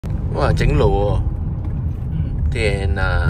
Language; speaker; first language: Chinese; non-native, local second language; Cantonese